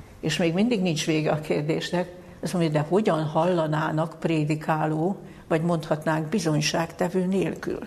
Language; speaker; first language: Hungarian; native; Hungarian